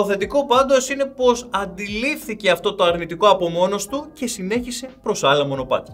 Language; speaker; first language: Greek; native; Greek